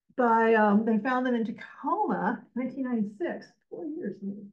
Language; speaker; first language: English; native; English